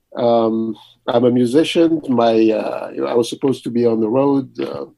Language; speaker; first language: English; early bilingual, other home language; French